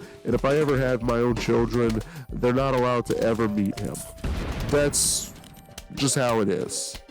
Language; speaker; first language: English; native; English